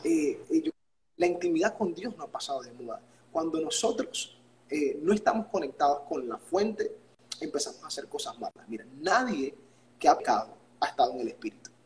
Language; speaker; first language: Spanish; native; Spanish